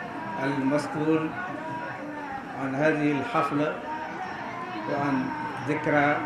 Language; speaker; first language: Arabic; non-native, fluent; Wolof